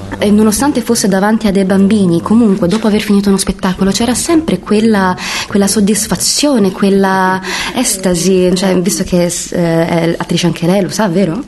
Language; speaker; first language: Italian; native; Italian